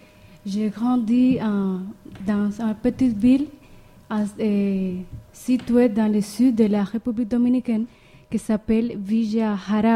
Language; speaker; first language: French; non-native, learner; Spanish